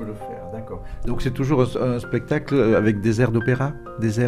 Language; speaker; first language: French; native; French